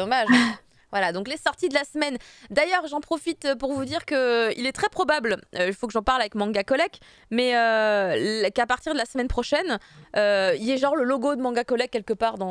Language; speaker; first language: French; native; French